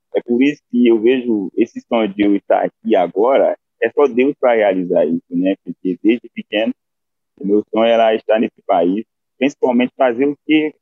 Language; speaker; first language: Portuguese; non-native, fluent; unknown